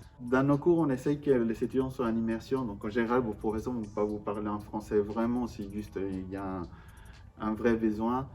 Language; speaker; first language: French; non-native, fluent; Spanish